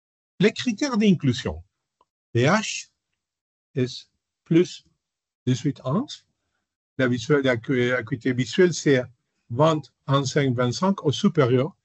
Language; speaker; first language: French; non-native, learner; Spanish